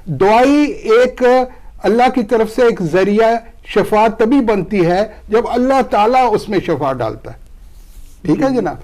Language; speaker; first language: Urdu; non-native, local second language; Punjabi